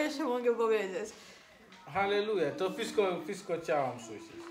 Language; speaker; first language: Polish; non-native, learner; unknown